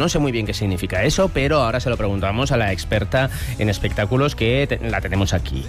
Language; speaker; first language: Spanish; native; Spanish